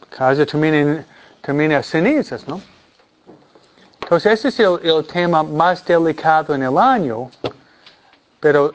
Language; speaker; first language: Spanish; non-native, fluent; English